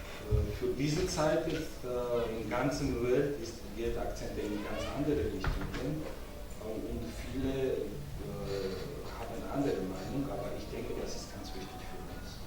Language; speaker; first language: German; non-native, learner; Georgian